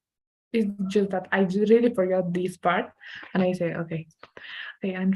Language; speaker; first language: English; non-native, learner; Spanish